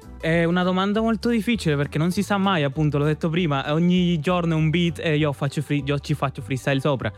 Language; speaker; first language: Italian; non-native, fluent; Spanish